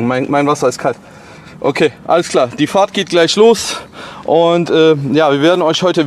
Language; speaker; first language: German; native; German